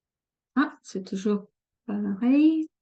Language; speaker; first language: French; non-native, fluent; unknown